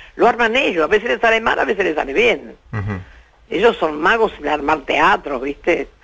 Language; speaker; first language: Spanish; native; Spanish